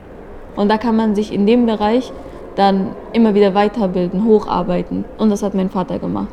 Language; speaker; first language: German; early bilingual, other home language; Persian